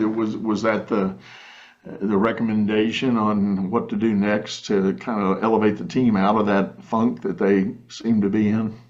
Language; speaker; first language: English; native; English